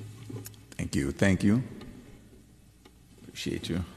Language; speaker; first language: English; native; English